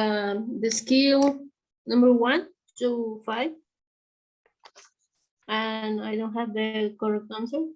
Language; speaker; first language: English; non-native, learner; Spanish